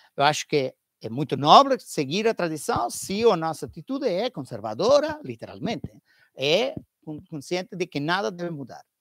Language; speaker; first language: Portuguese; non-native, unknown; Italian